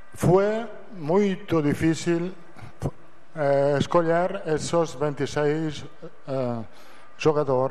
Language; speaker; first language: Portuguese; non-native, fluent; Italian